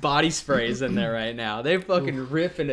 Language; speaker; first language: English; native; English